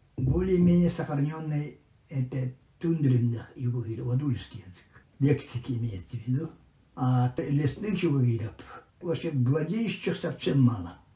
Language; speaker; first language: Russian; non-native, local second language; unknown